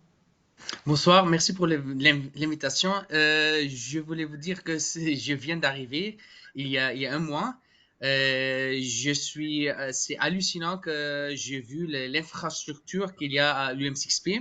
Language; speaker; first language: French; non-native, fluent; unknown